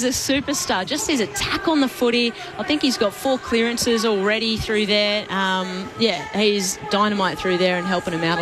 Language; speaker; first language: English; native; English